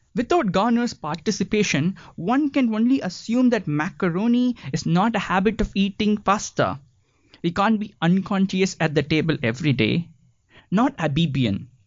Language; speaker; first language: English; non-native, local second language; Tamil